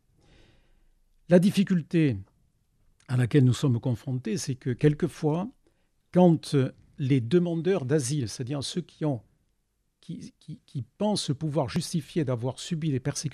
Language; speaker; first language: French; native; French